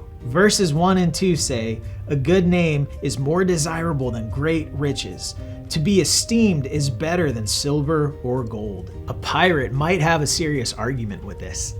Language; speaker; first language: English; native; English